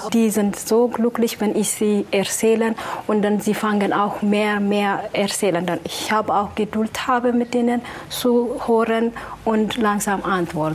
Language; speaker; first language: German; non-native, fluent; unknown